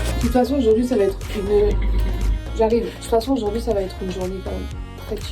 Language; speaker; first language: French; native; French